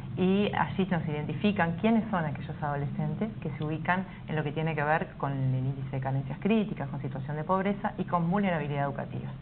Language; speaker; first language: Spanish; native; Spanish